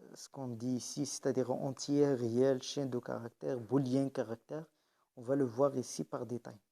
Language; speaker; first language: French; non-native, local second language; Arabic